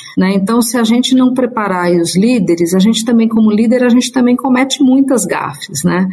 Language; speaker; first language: Portuguese; native; Portuguese